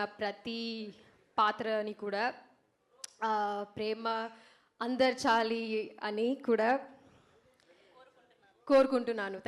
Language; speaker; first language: Telugu; non-native, learner; Malayalam